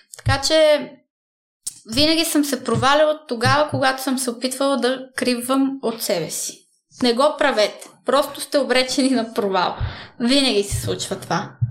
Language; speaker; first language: Bulgarian; early bilingual, heritage; Bulgarian